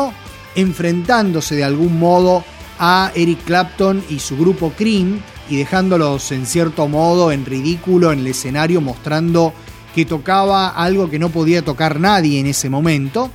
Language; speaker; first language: Spanish; native; Spanish